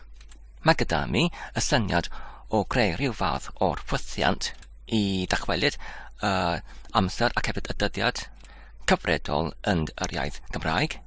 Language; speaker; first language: Welsh; non-native, fluent; English